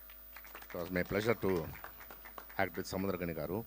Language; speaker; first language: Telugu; non-native, local second language; Tamil